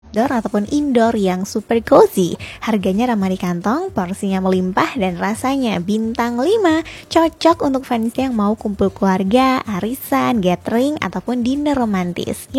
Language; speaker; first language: Indonesian; native; Indonesian